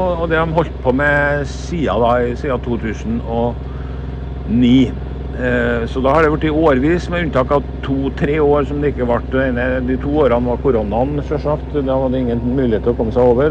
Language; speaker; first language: Norwegian; native; Norwegian